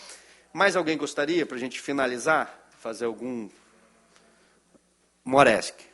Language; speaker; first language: Portuguese; native; Portuguese